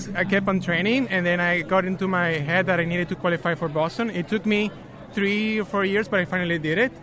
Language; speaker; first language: English; non-native, fluent; Spanish